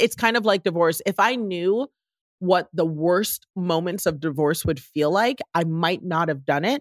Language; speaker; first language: English; native; English